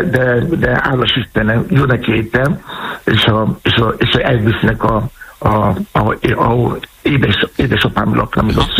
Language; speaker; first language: Hungarian; non-native, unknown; Yoruba